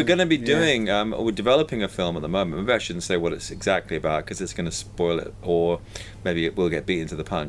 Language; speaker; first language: English; native; English